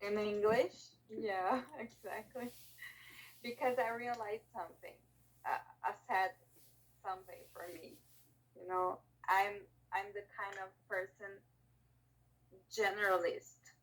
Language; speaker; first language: English; non-native, learner; Portuguese